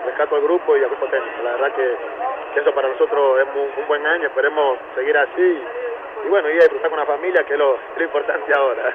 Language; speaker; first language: Spanish; native; Spanish